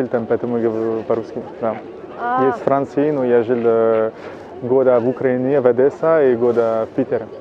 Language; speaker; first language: Russian; non-native, learner; French